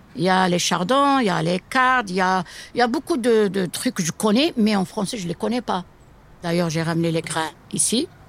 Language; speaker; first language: French; non-native, local second language; Kabyle